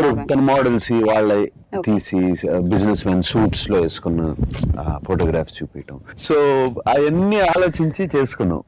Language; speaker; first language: Telugu; native; Telugu